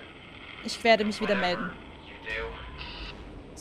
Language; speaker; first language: German; native; German